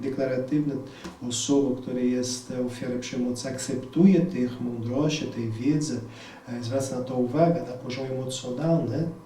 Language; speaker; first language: Polish; non-native, fluent; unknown